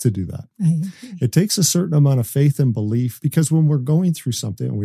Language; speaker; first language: English; native; English